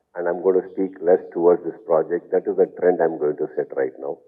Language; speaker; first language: English; non-native, local second language; Kannada